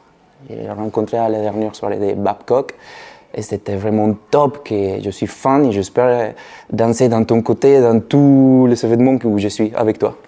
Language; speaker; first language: French; non-native, fluent; Spanish